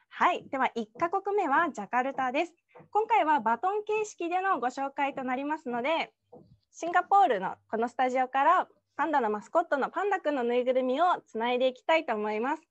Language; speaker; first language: Japanese; native; Japanese